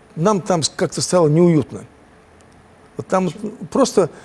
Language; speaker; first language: Russian; non-native, local second language; Chechen